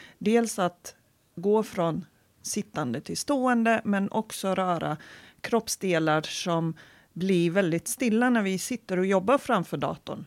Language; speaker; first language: Swedish; non-native, fluent; Arabic